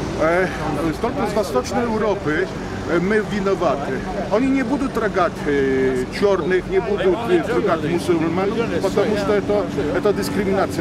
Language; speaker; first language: Russian; non-native, learner; Polish